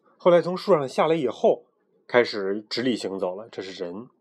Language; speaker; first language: Chinese; native; Chinese